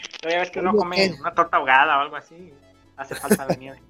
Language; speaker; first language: Spanish; native; Spanish